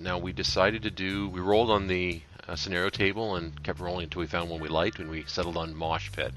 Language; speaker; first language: English; native; English